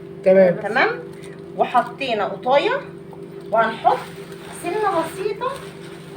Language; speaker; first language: Arabic; native; Arabic